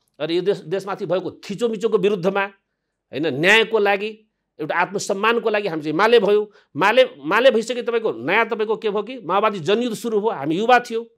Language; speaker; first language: Nepali; non-native, local second language; Maithili